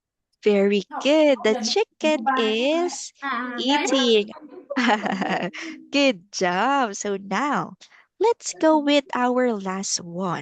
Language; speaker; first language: English; non-native, local second language; Filipino